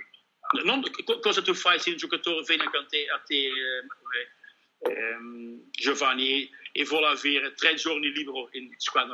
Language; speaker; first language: Italian; non-native, learner; Dutch